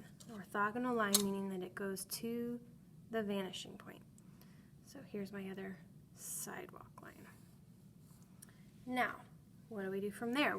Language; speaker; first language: English; native; English